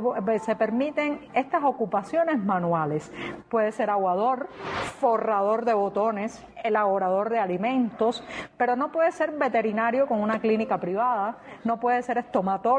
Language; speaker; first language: Spanish; native; Spanish